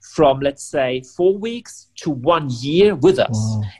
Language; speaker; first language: English; non-native, fluent; German